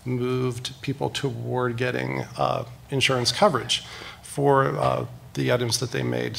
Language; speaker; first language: English; native; English